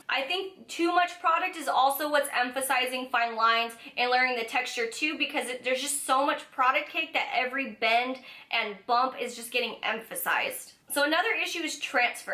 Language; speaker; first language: English; native; English